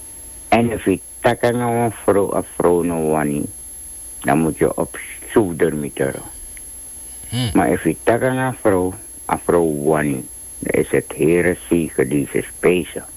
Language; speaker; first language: Dutch; non-native, local second language; Sranan Tongo